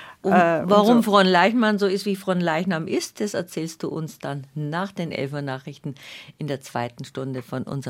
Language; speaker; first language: German; native; German